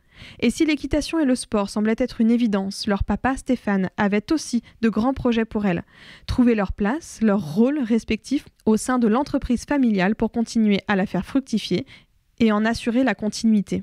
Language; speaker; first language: French; native; French